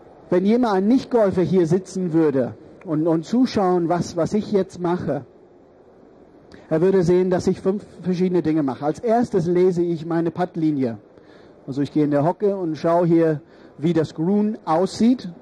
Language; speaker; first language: German; non-native, fluent; English